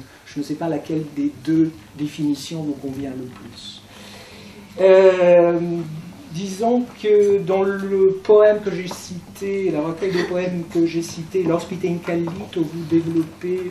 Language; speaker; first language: French; native; French